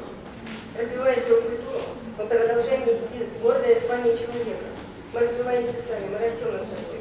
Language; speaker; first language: Russian; native; Russian